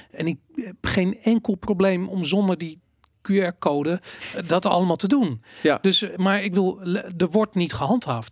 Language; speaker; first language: Dutch; native; Dutch